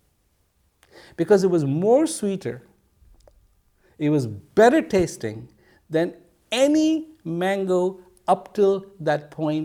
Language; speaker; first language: English; non-native, local second language; Hindi